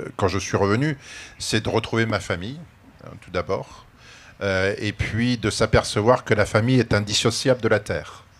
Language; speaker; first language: French; native; French